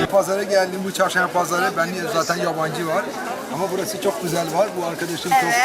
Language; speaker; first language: Turkish; non-native, learner; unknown